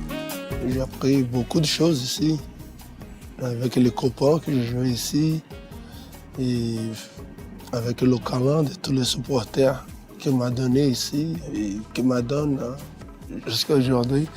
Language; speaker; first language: French; non-native, fluent; Portuguese